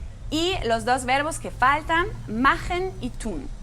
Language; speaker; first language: Spanish; non-native, fluent; German